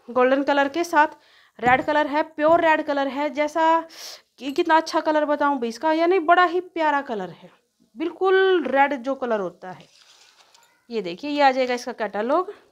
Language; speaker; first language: Hindi; native; Hindi